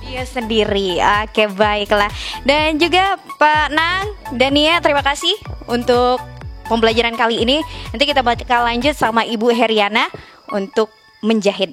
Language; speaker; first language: Indonesian; native; Indonesian